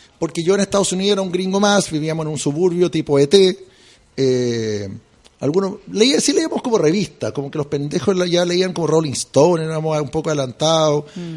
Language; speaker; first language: Spanish; early bilingual, heritage; Spanish